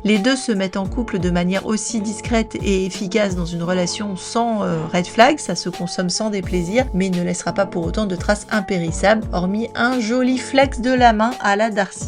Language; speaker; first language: French; native; French